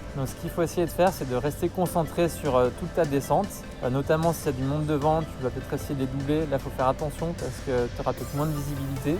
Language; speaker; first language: French; native; French